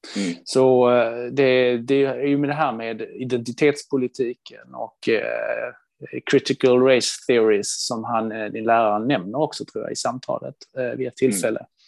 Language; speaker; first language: Swedish; early bilingual, other home language; Hebrew